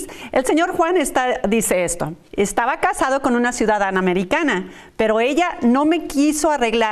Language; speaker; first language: Spanish; native; Spanish